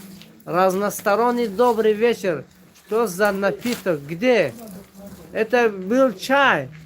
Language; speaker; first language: Russian; non-native, local second language; Tajik